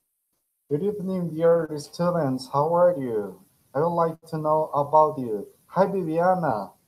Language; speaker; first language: English; non-native, fluent; Spanish